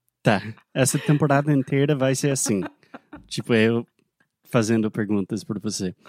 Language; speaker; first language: Portuguese; non-native, fluent; English